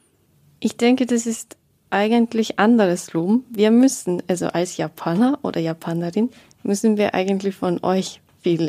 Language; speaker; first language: German; non-native, learner; Japanese